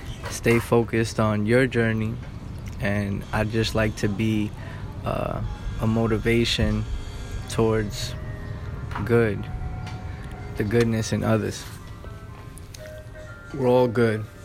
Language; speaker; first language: English; early bilingual, other home language; Spanish